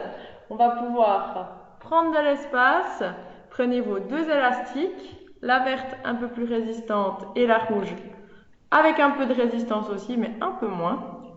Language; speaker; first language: French; native; French